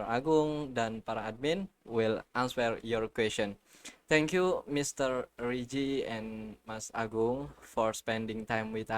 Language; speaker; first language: English; non-native, learner; Indonesian